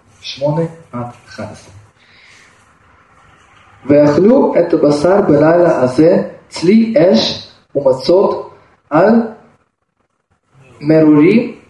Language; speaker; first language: Hebrew; non-native, fluent; Russian